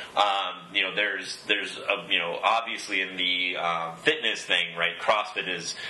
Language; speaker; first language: English; native; English